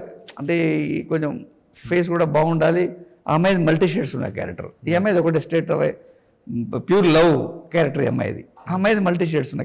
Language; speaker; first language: Telugu; native; Telugu